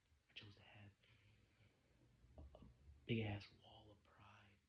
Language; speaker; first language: English; native; English